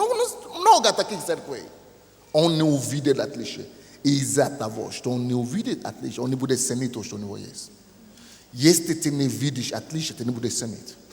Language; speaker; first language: Russian; non-native, fluent; Yoruba